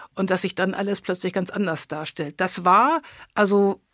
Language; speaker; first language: German; native; German